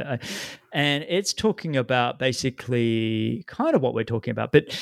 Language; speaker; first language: English; native; English